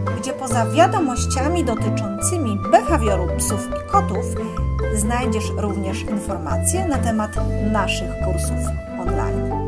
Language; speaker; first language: Polish; native; Polish